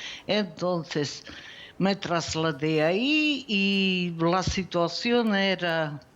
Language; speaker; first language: Spanish; non-native, fluent; Ukrainian